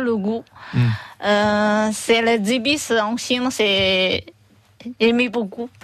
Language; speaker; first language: French; non-native, learner; Chinese